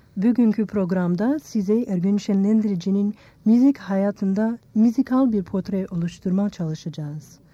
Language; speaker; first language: Turkish; non-native, fluent; English